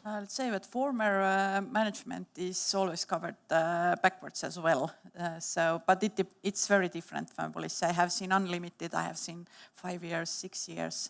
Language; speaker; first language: English; non-native, fluent; Estonian